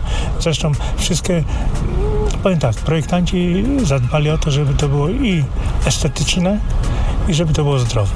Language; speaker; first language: Polish; native; Polish